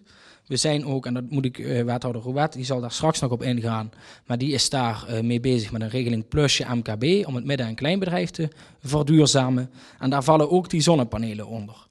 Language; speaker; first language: Dutch; native; Dutch